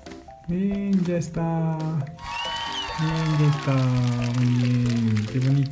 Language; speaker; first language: Spanish; non-native, learner; Japanese